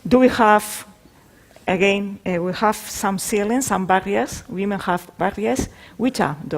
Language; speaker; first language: English; non-native, learner; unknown